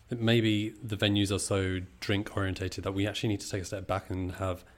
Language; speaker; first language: English; native; English